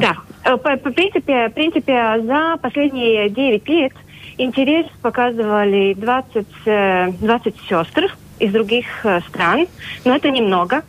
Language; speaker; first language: Russian; non-native, local second language; Latvian